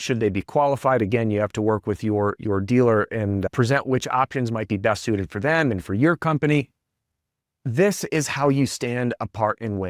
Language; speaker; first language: English; native; English